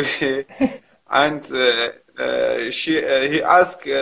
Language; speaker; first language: English; non-native, learner; Kurdish